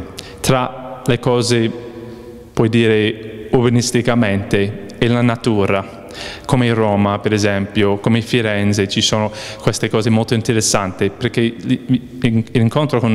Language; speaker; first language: Italian; non-native, fluent; English